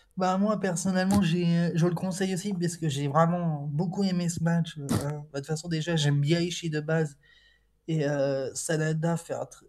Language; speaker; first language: French; native; French